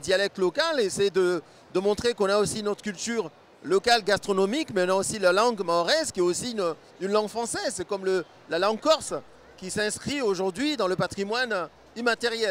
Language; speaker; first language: French; non-native, local second language; Comorian